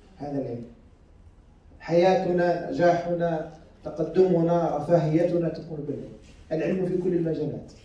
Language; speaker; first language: Arabic; native; Arabic